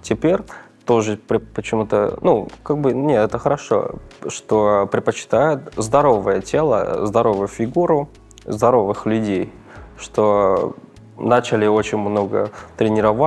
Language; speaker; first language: Russian; non-native, fluent; Korean